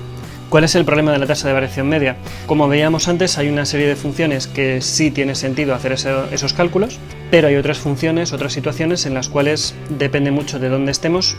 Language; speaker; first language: Spanish; native; Spanish